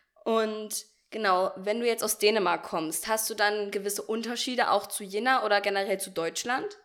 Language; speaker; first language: German; native; German